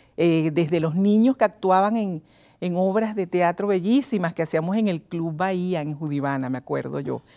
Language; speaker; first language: Spanish; native; Spanish